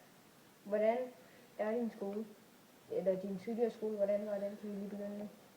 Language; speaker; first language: Danish; native; Danish